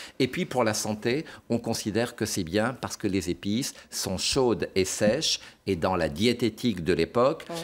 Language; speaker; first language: French; native; French